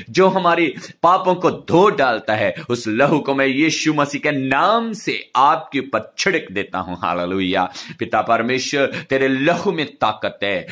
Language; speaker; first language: Hindi; non-native, local second language; Punjabi